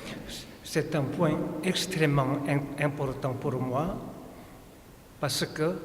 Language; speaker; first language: French; non-native, fluent; Korean